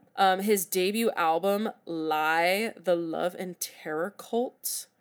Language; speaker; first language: English; native; English